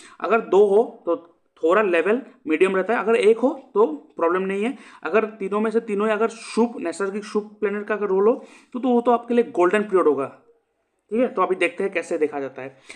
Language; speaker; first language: Hindi; non-native, local second language; Assamese